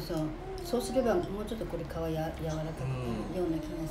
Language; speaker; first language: Japanese; native; Japanese